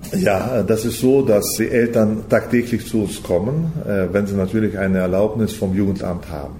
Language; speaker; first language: German; early bilingual, heritage; German